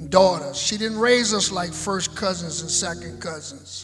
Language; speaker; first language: English; native; English